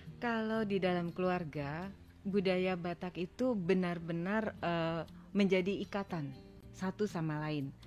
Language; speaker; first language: Indonesian; native; Indonesian